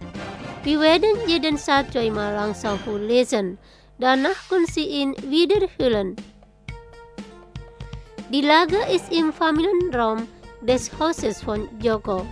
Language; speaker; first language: German; non-native, fluent; Indonesian